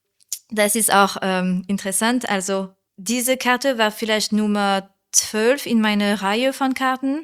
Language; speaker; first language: German; non-native, learner; French